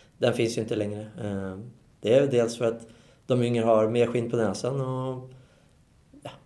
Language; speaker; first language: Swedish; native; Swedish